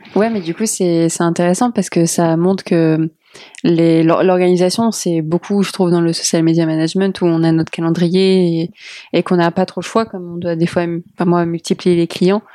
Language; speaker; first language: French; native; French